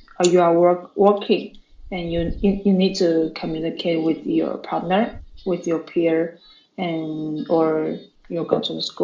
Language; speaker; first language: English; non-native, learner; Chinese